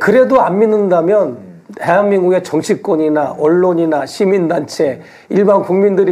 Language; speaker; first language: Korean; native; Korean